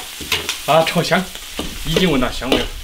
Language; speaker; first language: Chinese; native; Chinese